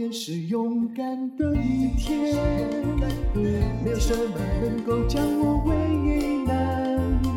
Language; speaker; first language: Chinese; native; Chinese